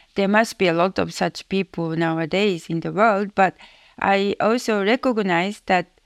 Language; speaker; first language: English; non-native, fluent; Japanese